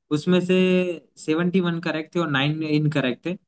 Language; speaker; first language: Hindi; non-native, local second language; Gujarati